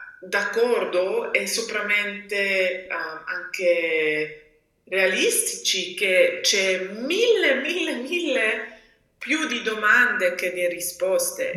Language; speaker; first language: Italian; non-native, local second language; German